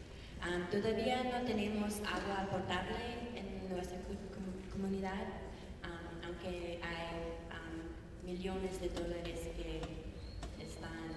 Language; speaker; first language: Spanish; non-native, learner; English